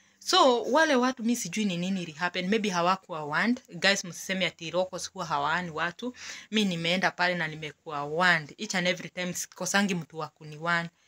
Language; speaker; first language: Swahili; native; Swahili